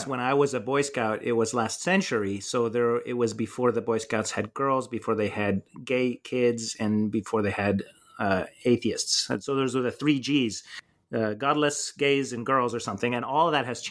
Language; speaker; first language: English; native; English